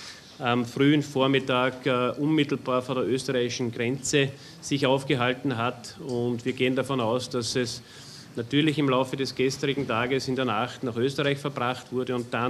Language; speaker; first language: German; native; German